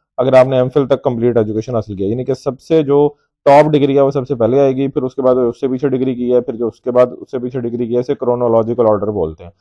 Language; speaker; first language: Urdu; native; Urdu